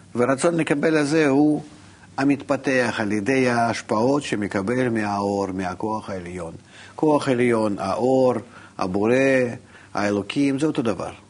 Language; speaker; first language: Hebrew; non-native, fluent; Russian